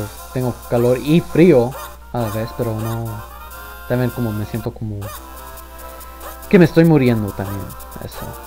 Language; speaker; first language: Spanish; early bilingual, heritage; Spanish